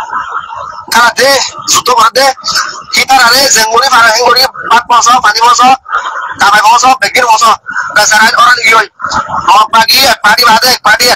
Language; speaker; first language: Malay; non-native, learner; Rohingya